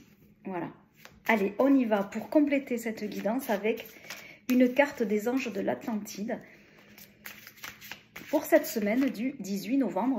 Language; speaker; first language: French; native; French